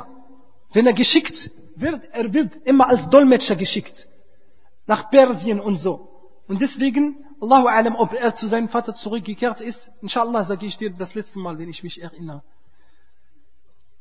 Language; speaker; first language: German; non-native, fluent; Arabic